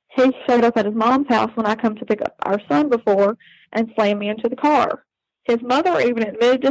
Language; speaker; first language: English; native; English